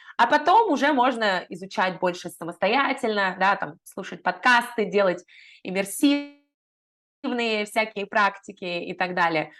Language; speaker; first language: Russian; native; Russian